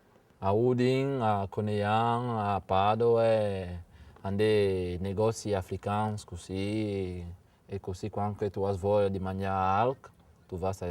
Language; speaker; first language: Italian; non-native, learner; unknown